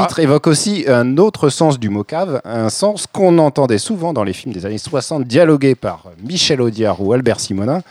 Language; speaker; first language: French; native; French